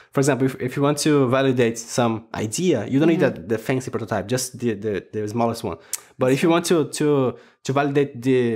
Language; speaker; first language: English; non-native, fluent; Portuguese